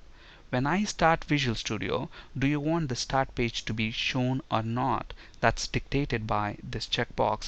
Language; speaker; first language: English; non-native, local second language; Telugu